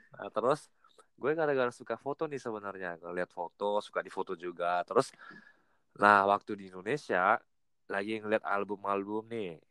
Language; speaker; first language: Indonesian; native; Indonesian